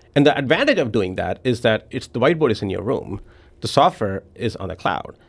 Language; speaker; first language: English; non-native, local second language; Hindi